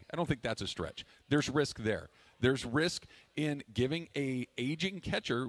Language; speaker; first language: English; native; English